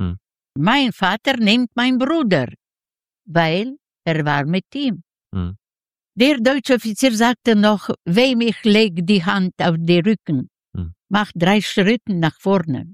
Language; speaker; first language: German; non-native, learner; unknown